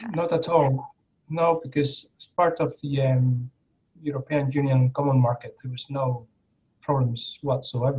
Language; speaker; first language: English; non-native, fluent; Spanish